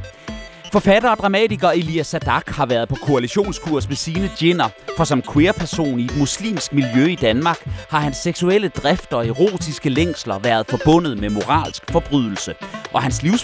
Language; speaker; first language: Danish; native; Danish